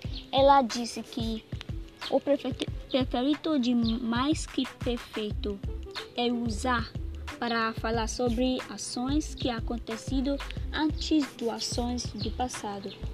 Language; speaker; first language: Portuguese; non-native, learner; Yoruba